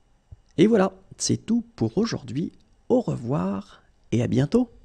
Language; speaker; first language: French; native; French